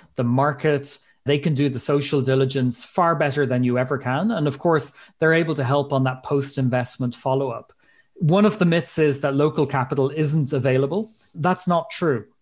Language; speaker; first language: English; native; English